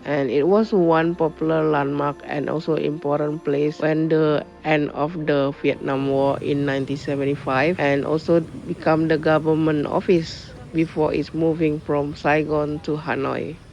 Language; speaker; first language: English; non-native, learner; Indonesian